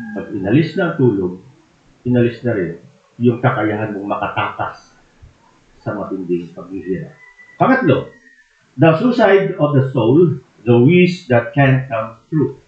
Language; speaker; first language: Filipino; native; Filipino